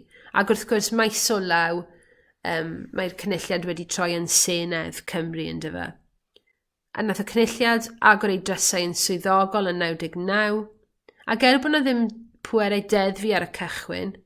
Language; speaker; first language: Welsh; native; Welsh